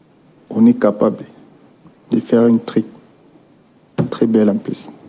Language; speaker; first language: French; non-native, local second language; Lingala